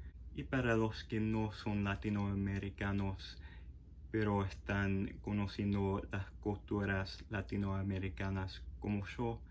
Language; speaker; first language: Spanish; non-native, fluent; English